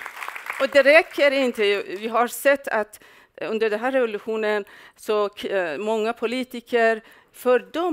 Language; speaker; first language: Swedish; non-native, fluent; Persian